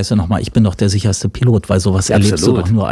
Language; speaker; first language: German; native; German